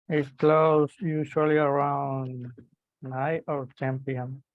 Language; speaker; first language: English; non-native, learner; Spanish